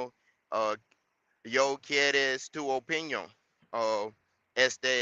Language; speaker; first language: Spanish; non-native, learner; English